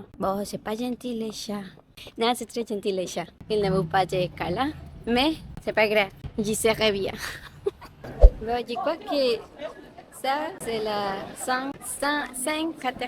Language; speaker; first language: French; non-native, learner; Spanish